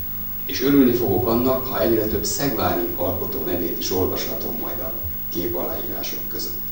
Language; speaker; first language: Hungarian; native; Hungarian